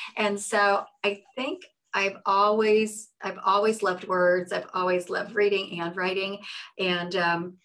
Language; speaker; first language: English; native; English